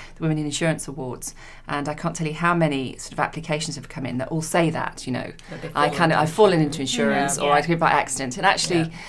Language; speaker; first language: English; native; English